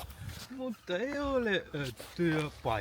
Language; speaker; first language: Finnish; non-native, learner; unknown